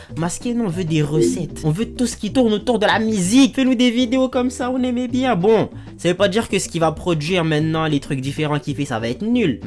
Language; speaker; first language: French; native; French